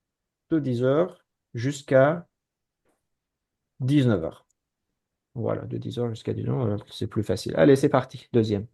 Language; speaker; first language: French; non-native, fluent; Azerbaijani